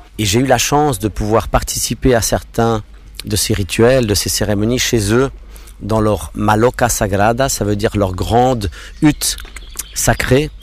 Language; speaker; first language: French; non-native, local second language; English